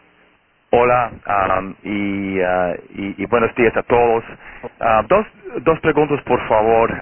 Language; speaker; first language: Spanish; non-native, fluent; Portuguese